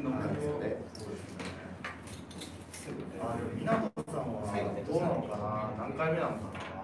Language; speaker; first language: Japanese; native; Japanese